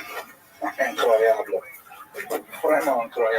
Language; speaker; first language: French; non-native, fluent; English